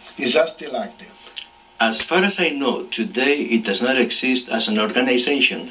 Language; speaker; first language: English; non-native, fluent; Spanish